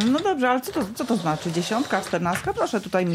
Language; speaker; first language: Polish; native; Polish